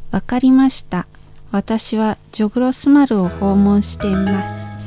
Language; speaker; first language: Japanese; non-native, learner; Indonesian